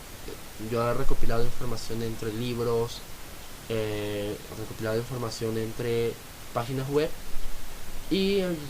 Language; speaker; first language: Spanish; native; Spanish